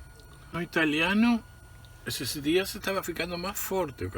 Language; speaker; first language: Portuguese; non-native, fluent; Spanish